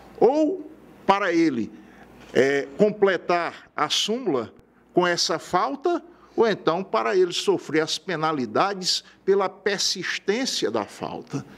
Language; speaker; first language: Portuguese; native; Portuguese